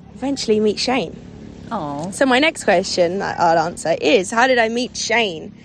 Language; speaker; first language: English; native; English